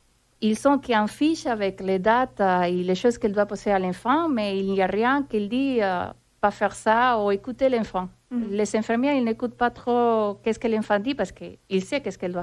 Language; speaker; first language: French; non-native, fluent; Spanish